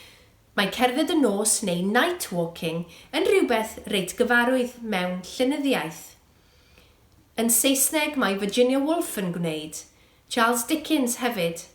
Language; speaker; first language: Welsh; native; Welsh